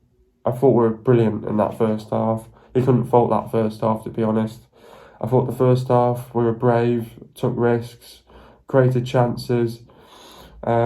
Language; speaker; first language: English; native; English